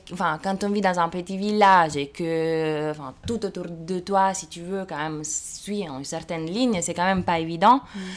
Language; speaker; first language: French; non-native, fluent; Italian